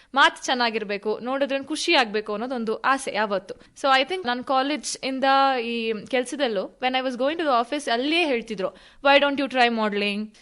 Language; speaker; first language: Kannada; native; Kannada